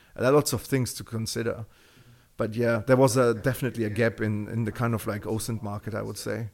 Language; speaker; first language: English; non-native, fluent; German